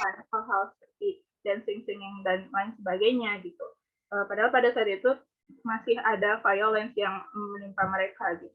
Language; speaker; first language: Indonesian; native; Indonesian